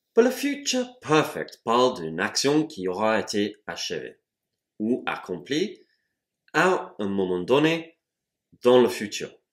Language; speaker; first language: French; non-native, fluent; English